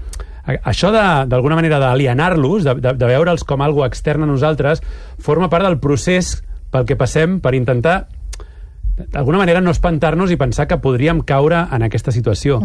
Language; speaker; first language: Catalan; native; Catalan